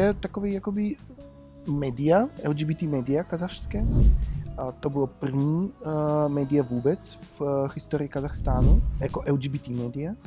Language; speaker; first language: Czech; non-native, fluent; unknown